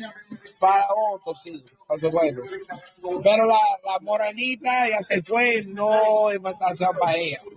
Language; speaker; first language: Spanish; non-native, learner; English